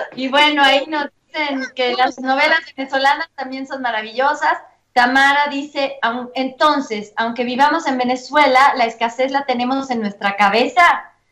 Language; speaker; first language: Spanish; native; Spanish